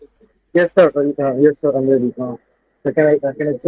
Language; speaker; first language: English; non-native, learner; Bangla